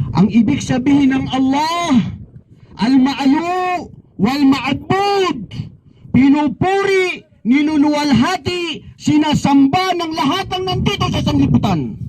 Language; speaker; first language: Filipino; non-native, local second language; Cebuano